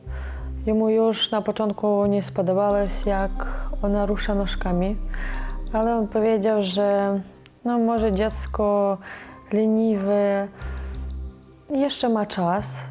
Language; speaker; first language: Polish; non-native, learner; Ukrainian